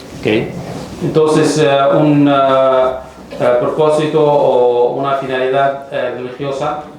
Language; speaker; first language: Spanish; non-native, fluent; Arabic